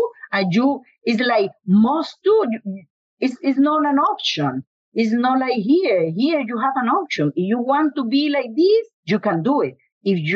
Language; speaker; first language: English; non-native, learner; Spanish